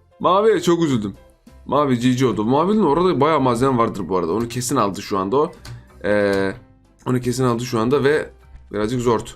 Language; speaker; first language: Turkish; native; Turkish